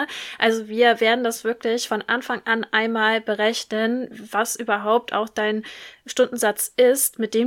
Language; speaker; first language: German; native; German